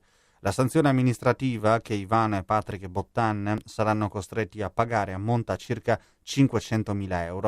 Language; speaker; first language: Italian; native; Italian